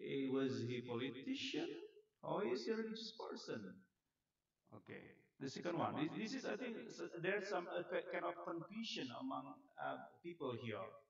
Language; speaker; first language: English; non-native, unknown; Indonesian